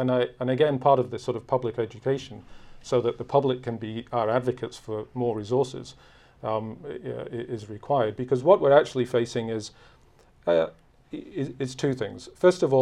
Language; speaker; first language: English; native; English